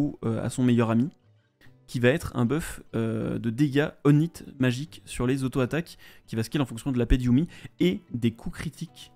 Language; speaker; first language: French; native; French